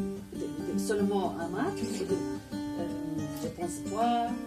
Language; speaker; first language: French; non-native, learner; Croatian